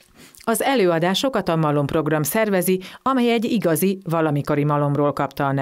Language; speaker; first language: Hungarian; native; Hungarian